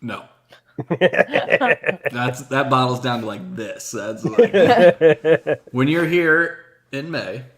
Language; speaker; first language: English; native; English